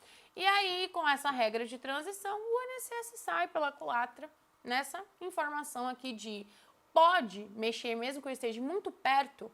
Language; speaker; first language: Portuguese; native; Portuguese